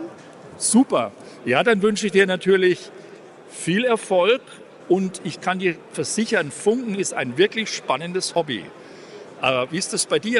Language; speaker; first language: German; native; German